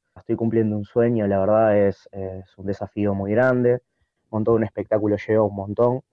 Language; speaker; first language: Spanish; native; Spanish